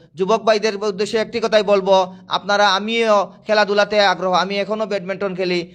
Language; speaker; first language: Bangla; native; Bangla